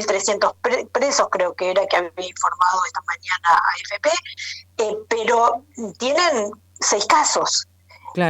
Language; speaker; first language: Spanish; native; Spanish